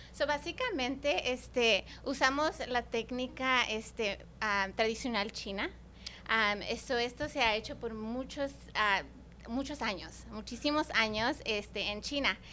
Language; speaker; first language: Spanish; early bilingual, heritage; Spanish